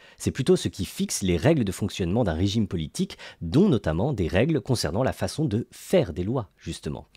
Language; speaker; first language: French; native; French